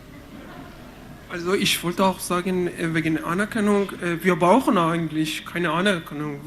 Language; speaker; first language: German; non-native, fluent; Arabic